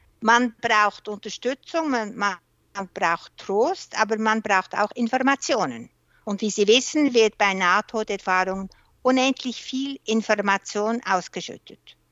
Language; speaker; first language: German; non-native, local second language; French